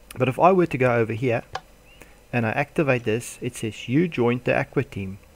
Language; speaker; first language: English; non-native, local second language; Afrikaans